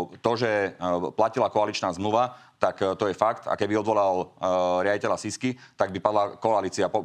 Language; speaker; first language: Slovak; native; Slovak